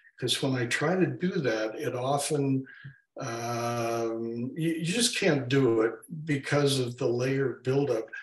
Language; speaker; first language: English; native; English